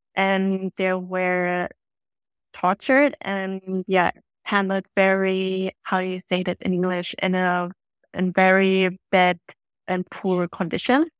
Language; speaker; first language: English; non-native, fluent; German